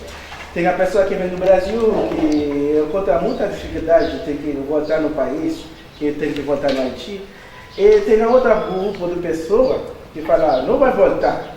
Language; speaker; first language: Portuguese; non-native, learner; Haitian Creole